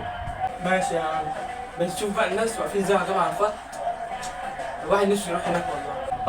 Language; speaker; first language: Arabic; native; Arabic